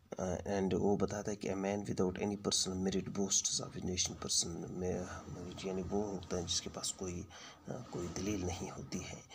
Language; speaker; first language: Hindi; native; Hindi